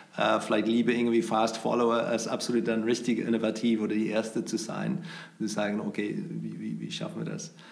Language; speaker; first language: German; non-native, fluent; English